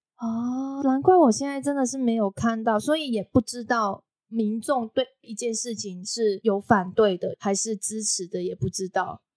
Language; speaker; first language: Chinese; non-native, local second language; Cantonese